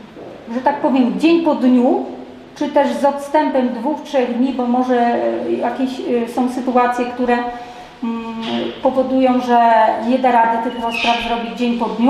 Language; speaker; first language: Polish; native; Polish